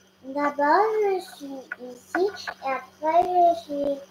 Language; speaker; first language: French; non-native, learner; Thai